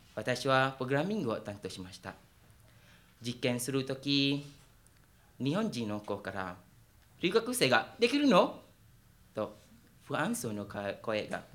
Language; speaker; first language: Japanese; non-native, fluent; Malay